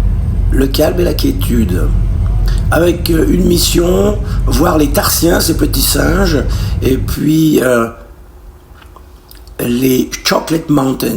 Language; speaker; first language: French; native; French